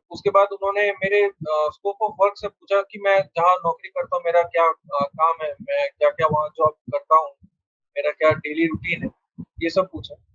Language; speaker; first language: Hindi; non-native, local second language; Bangla